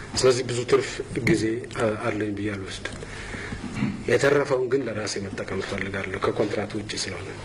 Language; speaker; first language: Amharic; non-native, local second language; Tigrinya